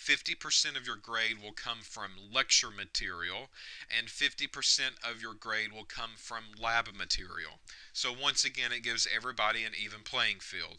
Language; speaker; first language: English; native; English